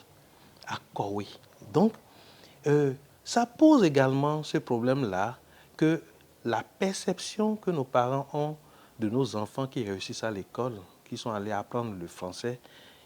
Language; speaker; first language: French; non-native, local second language; Fon